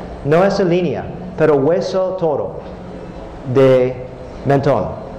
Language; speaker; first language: Spanish; non-native, learner; English